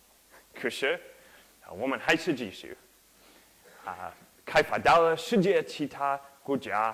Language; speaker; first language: Chinese; non-native, learner; English